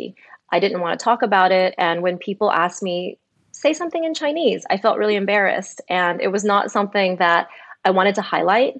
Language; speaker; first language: English; native; English